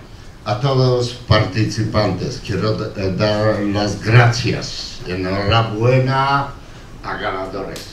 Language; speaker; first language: Spanish; non-native, learner; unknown